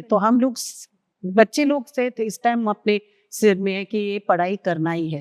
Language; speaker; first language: Hindi; non-native, local second language; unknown